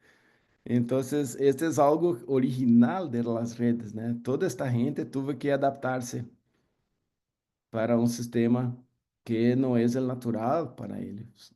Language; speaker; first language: Spanish; non-native, learner; Portuguese